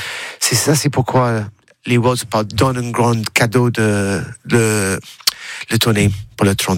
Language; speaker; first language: French; non-native, learner; English